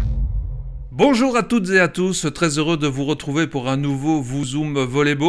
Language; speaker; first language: French; native; French